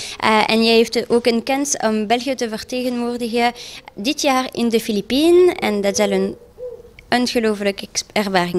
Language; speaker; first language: Dutch; non-native, local second language; French